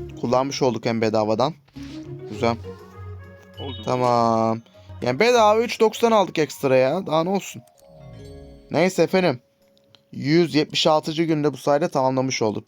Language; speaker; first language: Turkish; native; Turkish